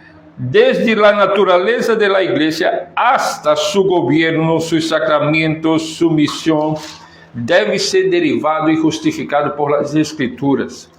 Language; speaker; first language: Spanish; non-native, fluent; Portuguese